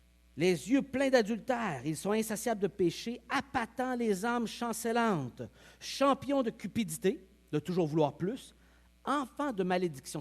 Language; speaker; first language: French; native; French